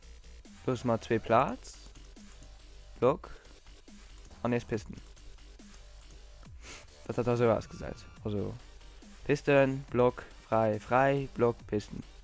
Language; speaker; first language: German; non-native, local second language; Luxembourgish